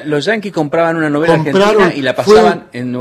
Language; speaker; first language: Spanish; native; Spanish